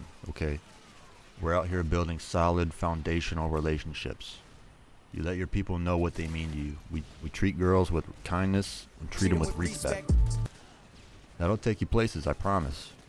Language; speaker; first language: English; native; English